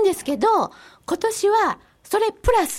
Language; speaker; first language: Japanese; native; Japanese